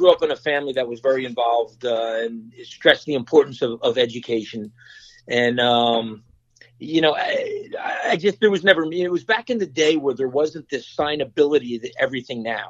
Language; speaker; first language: English; native; English